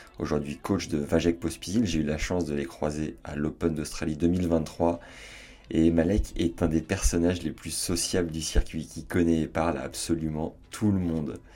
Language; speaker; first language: French; native; French